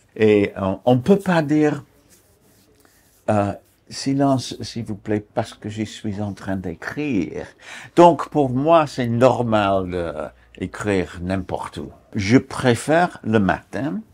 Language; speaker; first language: French; non-native, fluent; English